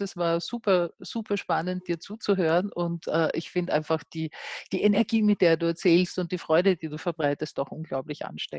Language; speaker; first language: German; native; German